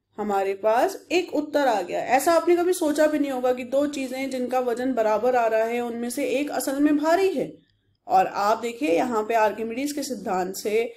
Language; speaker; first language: Hindi; native; Hindi